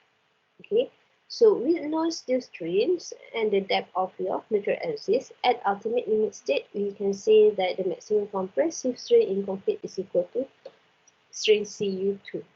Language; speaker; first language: English; non-native, local second language; Malay